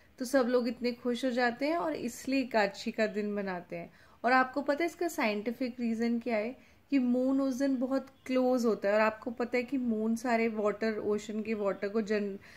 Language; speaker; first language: Hindi; native; Hindi